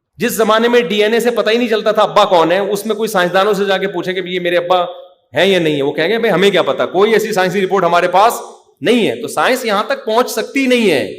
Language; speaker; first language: Urdu; native; Urdu